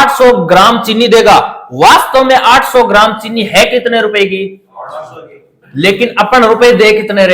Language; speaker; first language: Hindi; native; Hindi